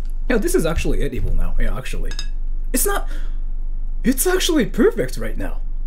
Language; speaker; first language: English; early bilingual, other home language; Japanese